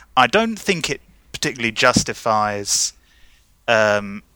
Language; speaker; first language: English; native; English